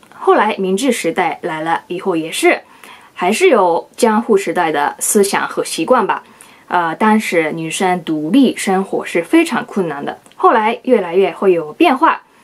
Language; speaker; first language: Chinese; non-native, fluent; Japanese